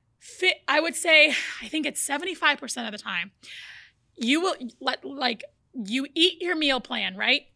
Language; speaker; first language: English; early bilingual, other home language; Portuguese